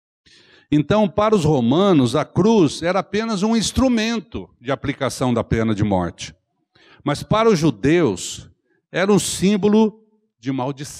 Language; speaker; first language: Portuguese; native; Portuguese